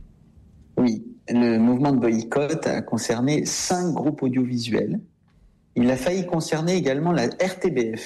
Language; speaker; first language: French; native; French